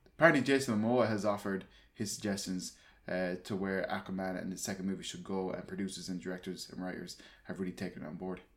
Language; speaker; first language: English; native; English